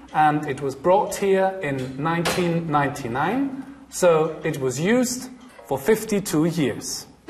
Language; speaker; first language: English; non-native, fluent; German